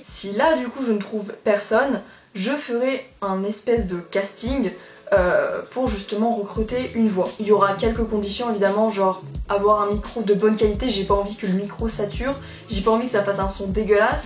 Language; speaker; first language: French; native; French